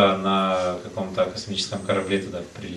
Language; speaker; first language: Russian; native; Russian